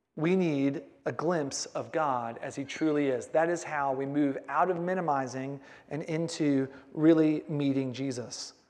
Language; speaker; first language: English; native; English